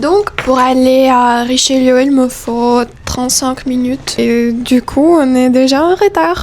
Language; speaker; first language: French; non-native, fluent; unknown